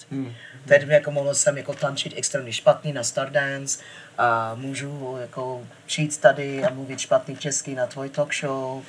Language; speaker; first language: Czech; non-native, fluent; English